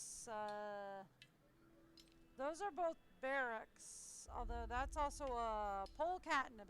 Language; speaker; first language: English; native; English